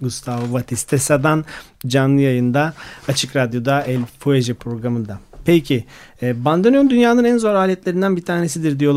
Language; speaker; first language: Turkish; native; Turkish